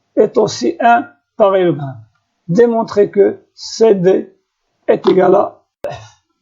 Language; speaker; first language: French; non-native, local second language; Arabic